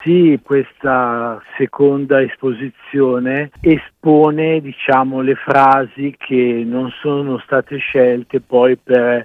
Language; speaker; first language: Italian; native; Italian